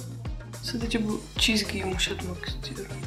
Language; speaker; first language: Turkish; non-native, fluent; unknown